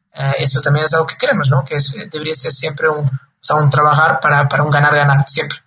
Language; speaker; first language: Spanish; non-native, fluent; Portuguese